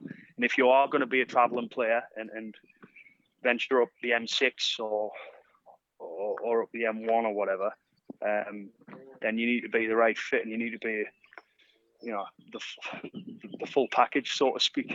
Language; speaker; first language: English; native; English